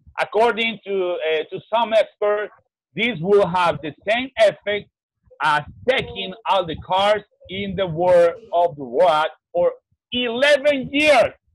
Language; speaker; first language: English; non-native, learner; Spanish